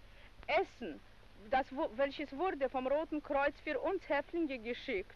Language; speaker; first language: German; non-native, fluent; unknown